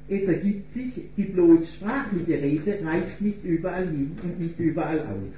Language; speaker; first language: German; native; German